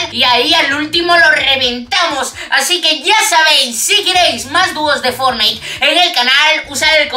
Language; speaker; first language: Spanish; native; Spanish